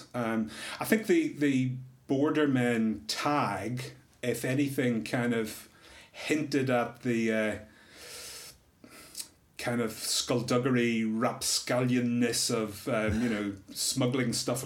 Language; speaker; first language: English; native; English